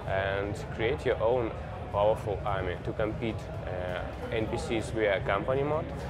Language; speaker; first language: English; non-native, fluent; Russian